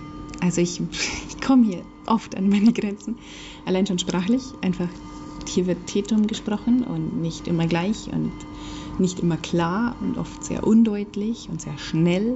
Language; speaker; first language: German; native; German